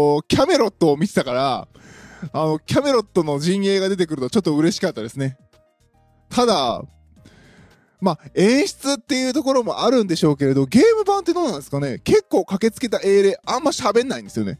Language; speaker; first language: Japanese; native; Japanese